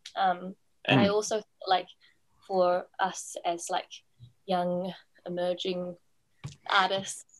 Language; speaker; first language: English; native; English